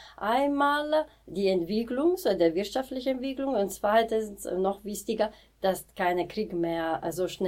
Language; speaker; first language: German; non-native, fluent; Italian